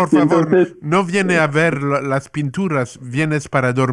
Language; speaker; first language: Spanish; non-native, learner; English